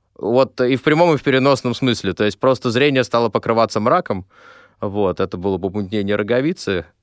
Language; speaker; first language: Russian; native; Russian